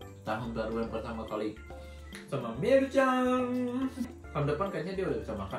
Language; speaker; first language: Indonesian; native; Indonesian